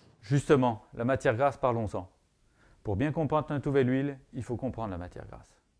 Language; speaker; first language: French; native; French